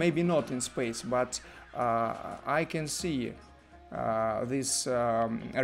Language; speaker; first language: English; non-native, learner; Russian